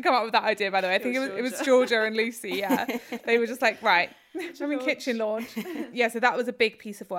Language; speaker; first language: English; native; English